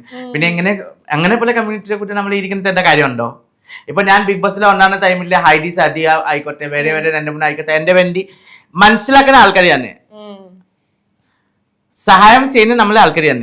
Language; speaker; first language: Malayalam; non-native, local second language; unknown